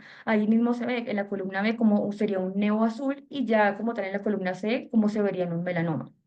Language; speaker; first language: Spanish; native; Spanish